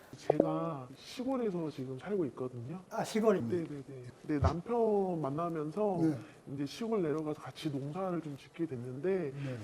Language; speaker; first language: Korean; native; Korean